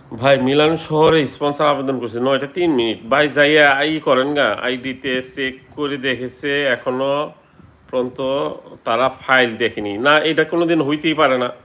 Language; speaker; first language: Bangla; native; Bangla